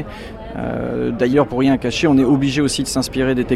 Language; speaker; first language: French; native; French